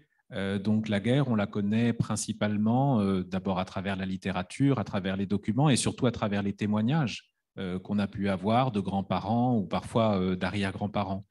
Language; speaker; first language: French; native; French